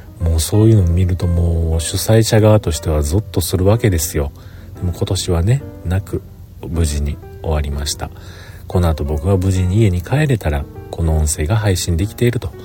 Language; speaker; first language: Japanese; native; Japanese